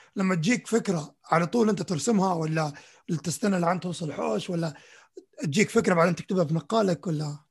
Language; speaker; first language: Arabic; early bilingual, heritage; Arabic